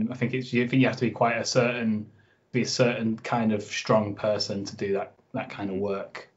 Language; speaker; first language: English; native; English